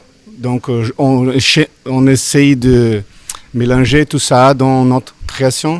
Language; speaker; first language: French; non-native, learner; Portuguese